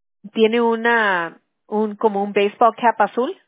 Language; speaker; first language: Spanish; early bilingual, heritage; English